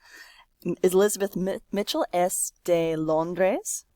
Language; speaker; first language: Spanish; non-native, fluent; English